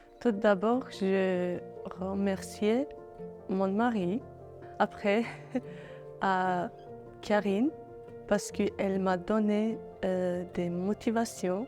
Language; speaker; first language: French; non-native, learner; Bulgarian